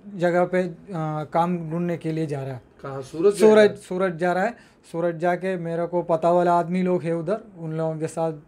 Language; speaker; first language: Hindi; non-native, local second language; Malayalam